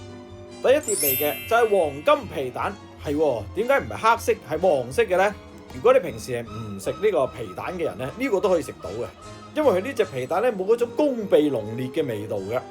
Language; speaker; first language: Cantonese; native; Cantonese